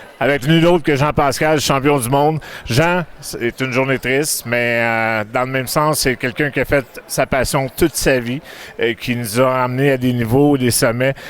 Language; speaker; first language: French; native; French